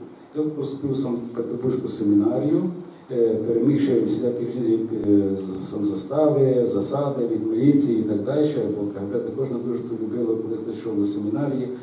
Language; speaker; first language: Ukrainian; native; Ukrainian